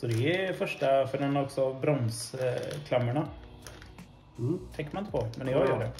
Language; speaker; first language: Swedish; native; Swedish